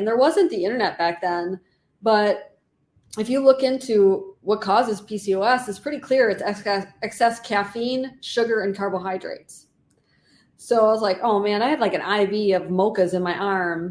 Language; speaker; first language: English; native; English